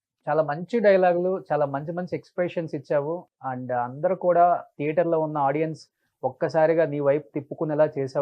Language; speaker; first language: Telugu; native; Telugu